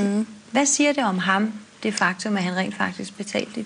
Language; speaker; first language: Danish; native; Danish